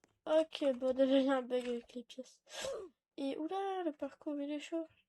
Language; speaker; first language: French; native; French